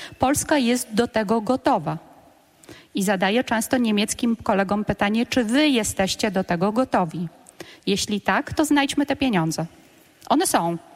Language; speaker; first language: Polish; native; Polish